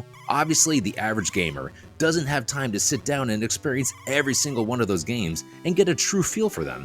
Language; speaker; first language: English; native; English